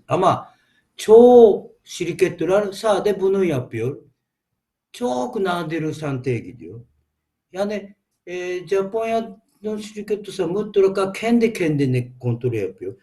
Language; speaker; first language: Turkish; non-native, learner; Japanese